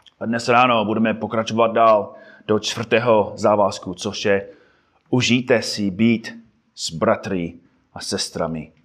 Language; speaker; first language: Czech; non-native, fluent; English